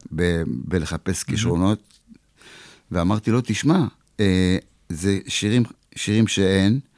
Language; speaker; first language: Hebrew; early bilingual, other home language; Polish